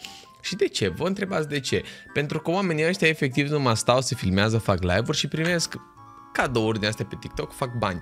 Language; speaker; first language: Romanian; native; Romanian